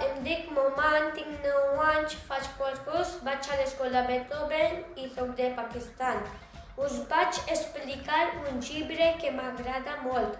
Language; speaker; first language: Catalan; non-native, learner; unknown